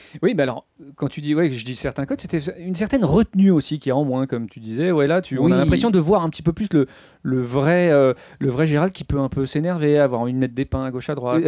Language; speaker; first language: French; native; French